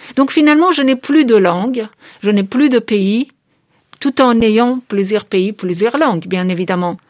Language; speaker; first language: French; non-native, fluent; Persian